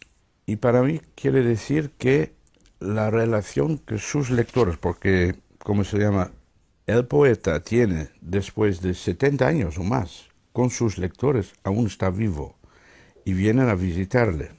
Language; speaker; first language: Spanish; non-native, fluent; Dutch